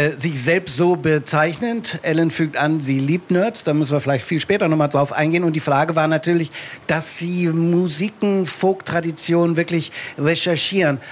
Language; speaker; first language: German; native; German